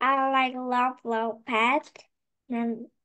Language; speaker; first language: English; non-native, learner; Korean